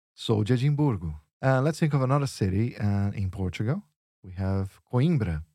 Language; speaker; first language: English; non-native, fluent; Portuguese